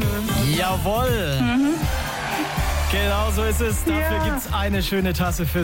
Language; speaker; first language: German; native; German